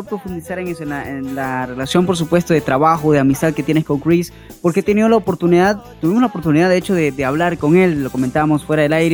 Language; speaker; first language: Spanish; native; Spanish